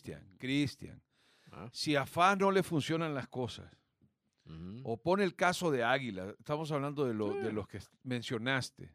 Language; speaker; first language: Spanish; native; Spanish